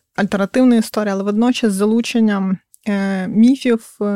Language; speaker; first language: Ukrainian; native; Ukrainian